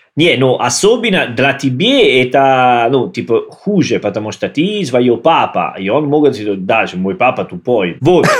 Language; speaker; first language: Russian; non-native, learner; Italian